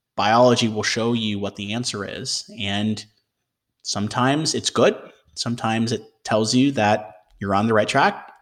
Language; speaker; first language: English; native; English